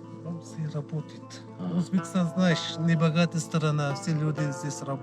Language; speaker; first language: Russian; non-native, learner; Uzbek